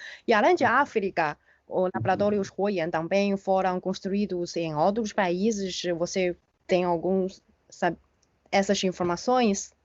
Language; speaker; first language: Portuguese; non-native, fluent; Chinese